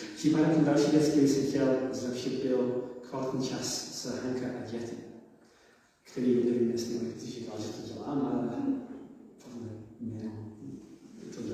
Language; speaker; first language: Czech; non-native, learner; English